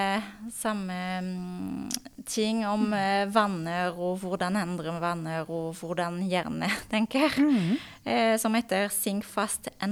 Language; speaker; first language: Norwegian; non-native, fluent; French